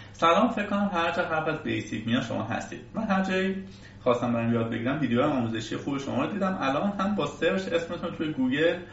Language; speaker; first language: Persian; native; Persian